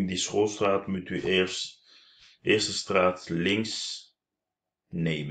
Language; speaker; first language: Dutch; non-native, fluent; Turkish